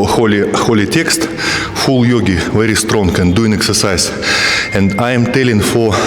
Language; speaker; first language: English; non-native, learner; Russian